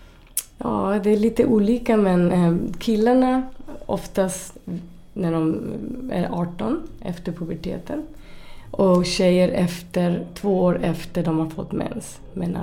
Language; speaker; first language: Swedish; non-native, fluent; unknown